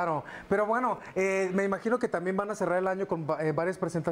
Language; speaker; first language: Spanish; native; Spanish